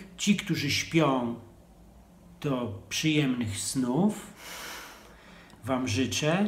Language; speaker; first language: Polish; native; Polish